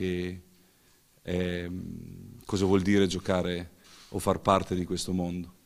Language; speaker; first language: Italian; native; Italian